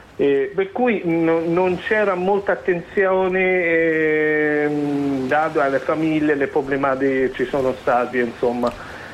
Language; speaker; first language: Italian; non-native, fluent; English